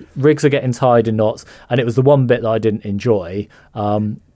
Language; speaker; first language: English; native; English